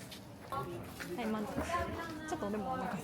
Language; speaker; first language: Japanese; native; Japanese